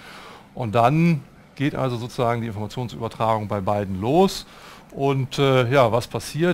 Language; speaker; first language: German; native; German